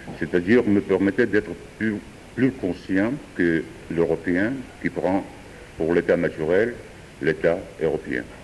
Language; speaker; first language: French; non-native, fluent; Georgian